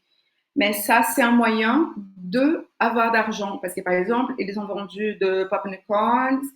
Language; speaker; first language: French; non-native, fluent; Portuguese